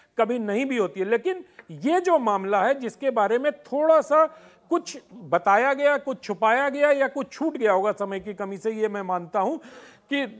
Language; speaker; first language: Hindi; native; Hindi